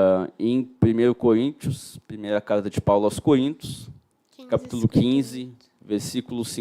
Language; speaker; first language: Portuguese; native; Portuguese